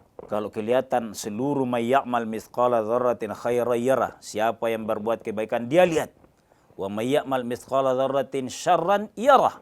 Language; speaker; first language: Indonesian; native; Indonesian